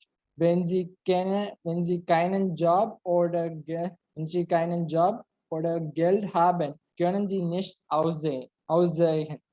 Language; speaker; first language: German; non-native, learner; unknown